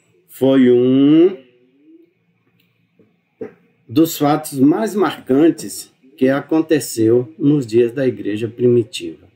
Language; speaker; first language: Portuguese; native; Portuguese